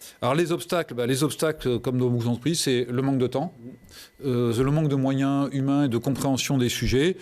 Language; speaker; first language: French; native; French